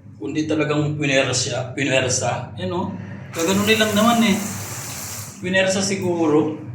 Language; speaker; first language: Filipino; native; Filipino